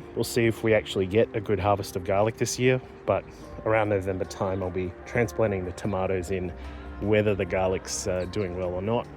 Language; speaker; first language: English; native; English